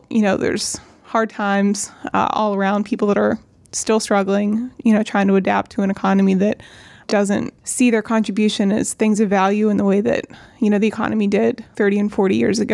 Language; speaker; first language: English; native; English